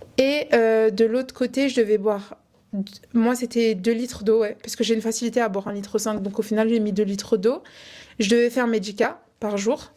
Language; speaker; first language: French; native; French